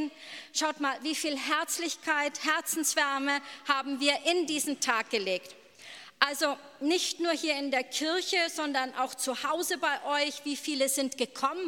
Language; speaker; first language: German; native; German